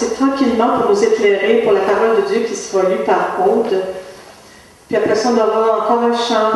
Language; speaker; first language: French; native; French